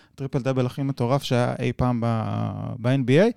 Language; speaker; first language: Hebrew; early bilingual, other home language; Spanish